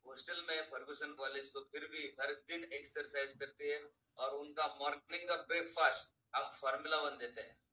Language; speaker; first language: Hindi; non-native, local second language; Marathi